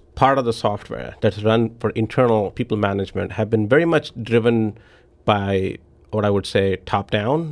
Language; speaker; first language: English; non-native, local second language; Hindi